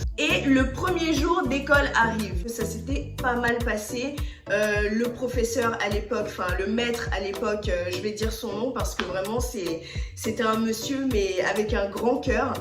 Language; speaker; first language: French; early bilingual, other home language; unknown